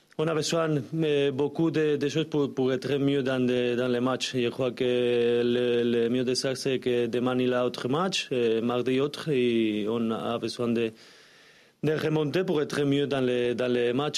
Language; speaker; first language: French; non-native, learner; Spanish